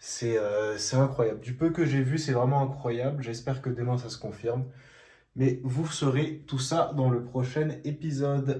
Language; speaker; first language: French; native; French